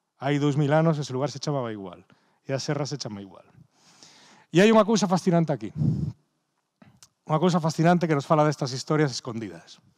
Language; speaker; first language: Galician; native; Galician